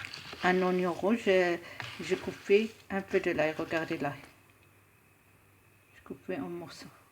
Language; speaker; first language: French; non-native, local second language; Arabic